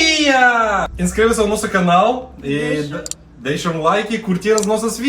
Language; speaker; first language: Portuguese; non-native, learner; Russian